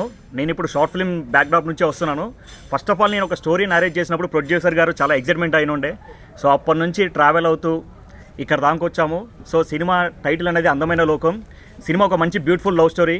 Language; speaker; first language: Telugu; native; Telugu